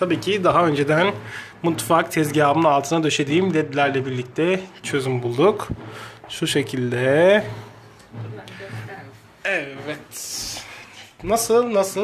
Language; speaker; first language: Turkish; native; Turkish